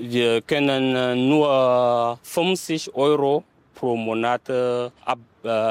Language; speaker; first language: German; non-native, learner; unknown